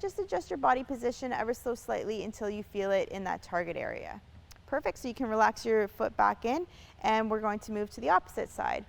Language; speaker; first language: English; native; English